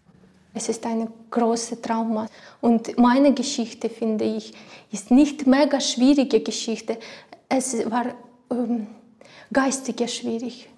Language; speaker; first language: German; non-native, learner; Ukrainian